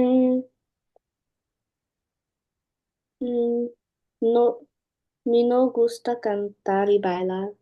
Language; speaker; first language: Spanish; non-native, learner; English